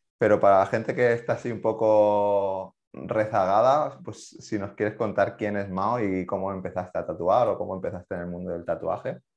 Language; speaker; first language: Spanish; native; Spanish